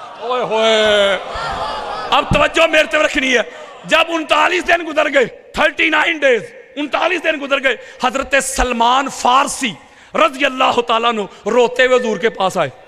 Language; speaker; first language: Urdu; non-native, local second language; Punjabi